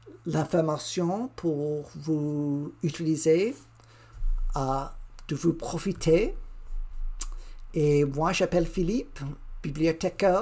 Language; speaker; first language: French; non-native, learner; English